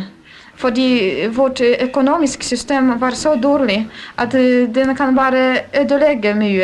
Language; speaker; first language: Norwegian; non-native, fluent; Polish